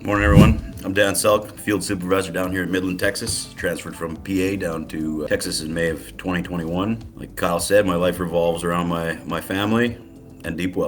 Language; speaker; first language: English; native; English